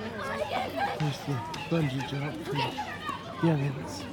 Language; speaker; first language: English; native; English